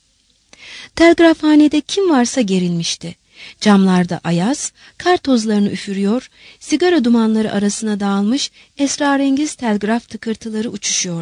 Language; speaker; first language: Turkish; native; Turkish